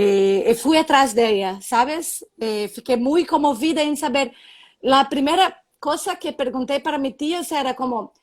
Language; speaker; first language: Spanish; non-native, learner; Portuguese